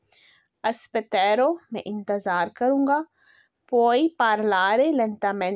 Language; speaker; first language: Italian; non-native, fluent; Urdu